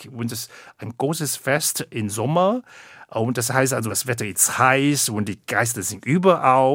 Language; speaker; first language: German; non-native, fluent; Chinese